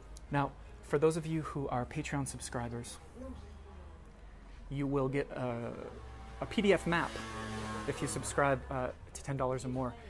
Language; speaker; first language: English; native; English